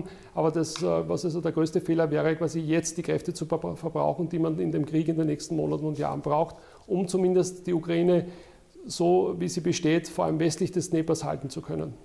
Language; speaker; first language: German; native; German